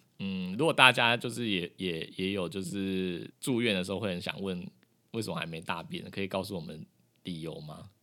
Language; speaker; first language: Chinese; native; Chinese